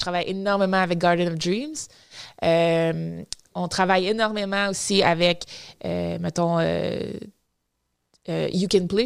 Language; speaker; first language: French; native; French